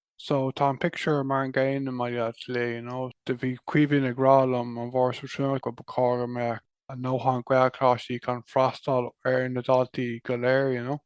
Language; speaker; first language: Irish; non-native, local second language; English